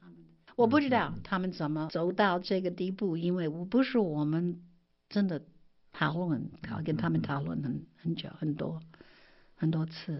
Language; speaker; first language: Chinese; non-native, fluent; English